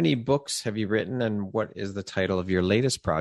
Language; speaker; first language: English; native; English